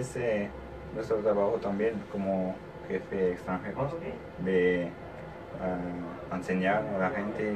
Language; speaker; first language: Spanish; non-native, learner; French